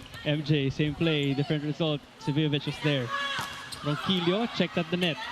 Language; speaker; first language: English; non-native, local second language; Filipino